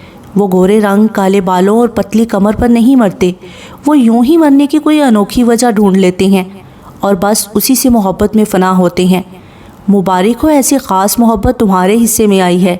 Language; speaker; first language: Urdu; native; Urdu